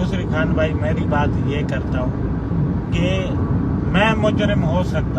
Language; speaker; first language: Hindi; non-native, local second language; Sindhi